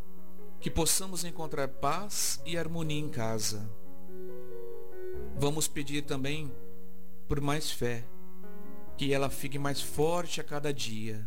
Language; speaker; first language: Portuguese; native; Portuguese